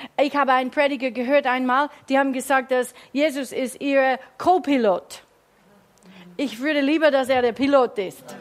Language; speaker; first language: German; non-native, fluent; English